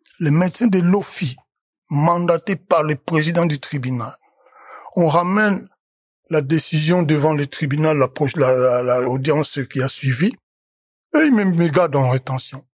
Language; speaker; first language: French; non-native, local second language; Lingala